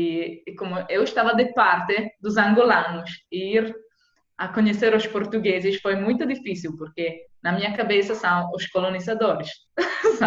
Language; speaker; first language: Portuguese; non-native, fluent; Italian